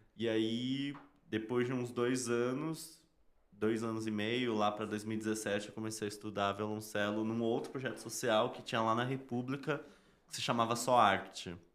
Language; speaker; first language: Portuguese; native; Portuguese